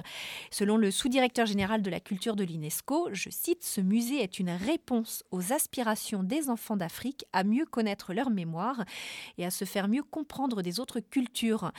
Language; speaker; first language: French; native; French